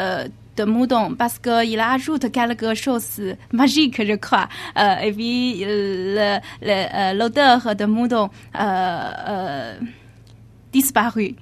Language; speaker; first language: French; non-native, learner; Chinese